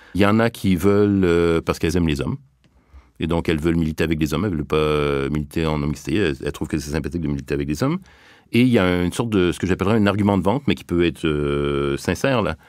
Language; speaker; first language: French; native; French